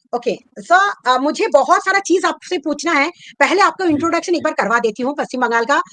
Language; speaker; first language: Hindi; non-native, local second language; Bangla